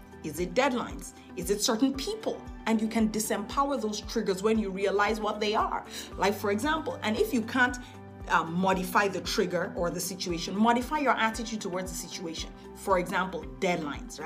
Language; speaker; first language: English; native; English